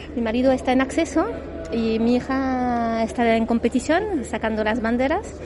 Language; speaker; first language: Spanish; non-native, fluent; French